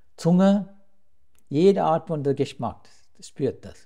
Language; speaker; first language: German; non-native, fluent; Sinhala